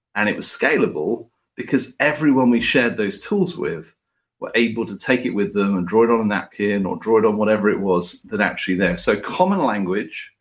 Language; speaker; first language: English; native; English